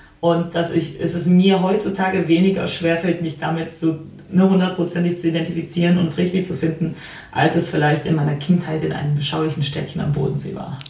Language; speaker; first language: German; early bilingual, other home language; Polish